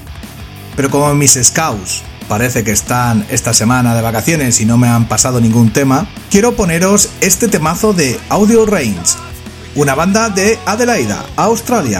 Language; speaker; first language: Spanish; native; Spanish